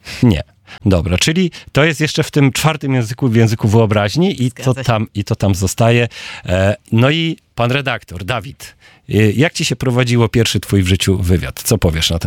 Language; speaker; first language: Polish; native; Polish